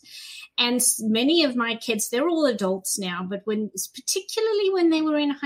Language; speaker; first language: English; native; English